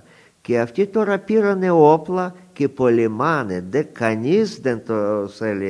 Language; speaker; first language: Greek; non-native, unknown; Russian